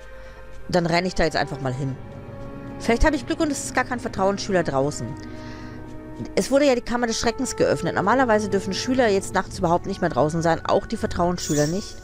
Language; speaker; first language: German; native; German